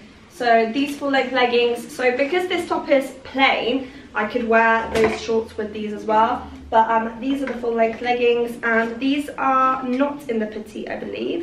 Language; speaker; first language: English; early bilingual, other home language; Persian